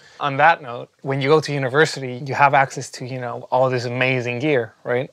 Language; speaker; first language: English; non-native, fluent; Spanish